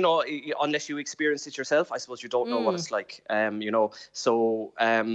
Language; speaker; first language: English; native; English